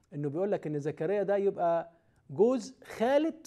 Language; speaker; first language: Arabic; native; Arabic